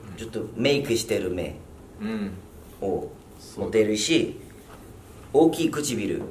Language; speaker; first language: Japanese; non-native, fluent; Korean